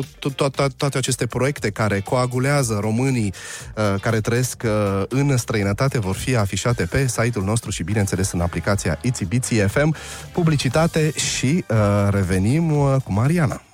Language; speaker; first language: Romanian; native; Romanian